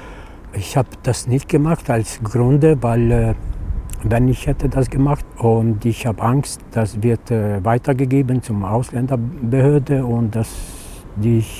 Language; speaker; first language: German; non-native, learner; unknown